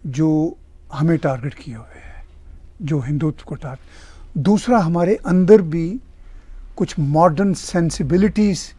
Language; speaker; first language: Urdu; native; Urdu